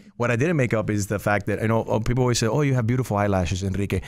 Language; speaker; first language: English; early bilingual, other home language; Spanish